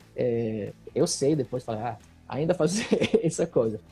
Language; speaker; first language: Portuguese; non-native, fluent; Italian